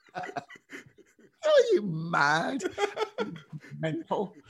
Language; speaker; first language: English; native; English